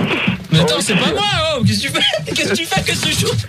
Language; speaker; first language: French; native; French